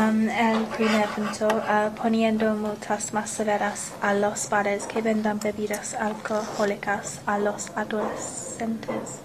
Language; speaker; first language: Spanish; non-native, learner; English